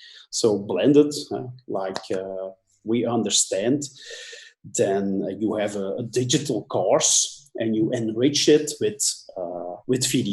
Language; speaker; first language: English; non-native, fluent; Dutch